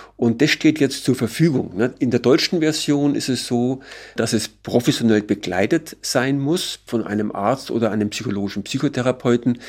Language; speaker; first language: German; native; German